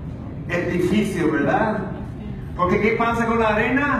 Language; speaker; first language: Spanish; non-native, fluent; English